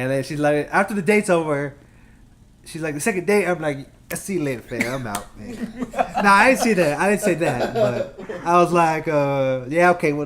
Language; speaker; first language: English; native; English